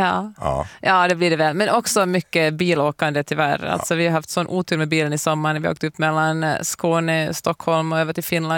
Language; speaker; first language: Swedish; native; Swedish